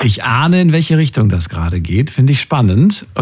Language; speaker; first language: German; native; German